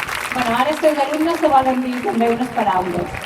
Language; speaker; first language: Catalan; native; Catalan